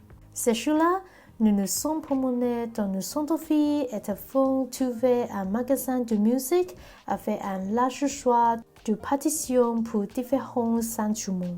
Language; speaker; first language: French; non-native, learner; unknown